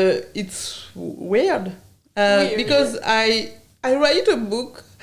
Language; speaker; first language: English; non-native, learner; French